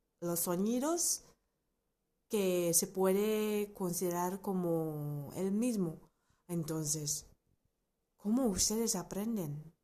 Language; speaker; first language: Spanish; non-native, fluent; Japanese